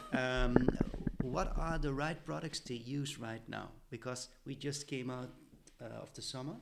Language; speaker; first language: English; non-native, fluent; Dutch